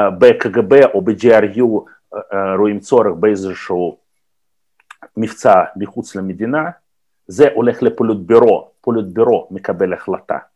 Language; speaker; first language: Hebrew; non-native, fluent; Russian